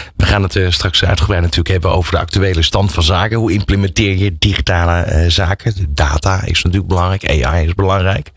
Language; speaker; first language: Dutch; native; Dutch